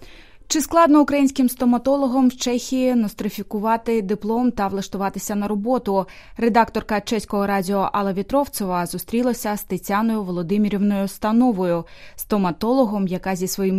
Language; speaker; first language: Ukrainian; native; Ukrainian